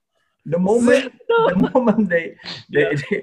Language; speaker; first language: English; non-native, fluent; Indonesian